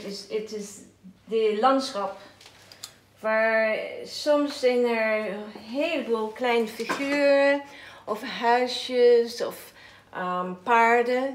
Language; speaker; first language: Dutch; non-native, fluent; English